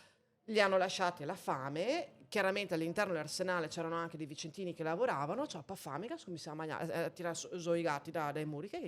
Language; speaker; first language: Italian; native; Italian